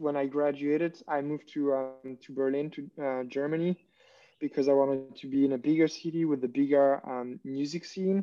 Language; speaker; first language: English; non-native, fluent; French